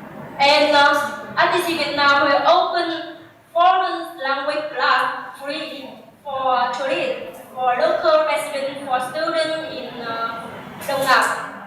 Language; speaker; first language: English; non-native, learner; Vietnamese